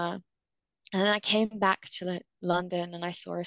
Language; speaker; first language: English; native; English